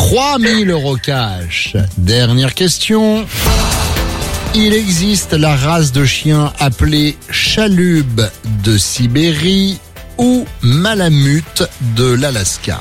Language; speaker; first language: French; native; French